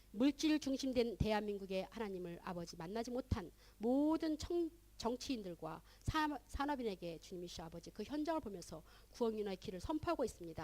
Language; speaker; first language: Korean; native; Korean